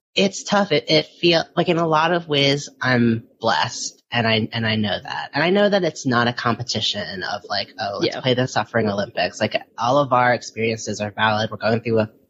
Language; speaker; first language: English; early bilingual, other home language; Filipino